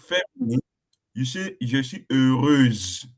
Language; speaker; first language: French; non-native, fluent; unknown